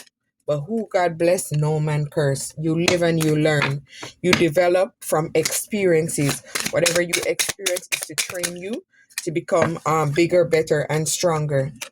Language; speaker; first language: English; native; English